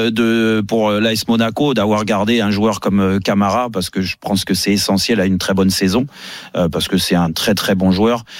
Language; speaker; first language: French; native; French